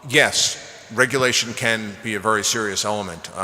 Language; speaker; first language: English; native; English